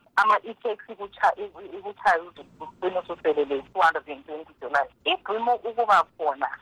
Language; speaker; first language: Zulu; native; Zulu